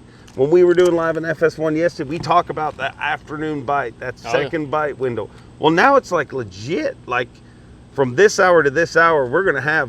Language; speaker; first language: English; native; English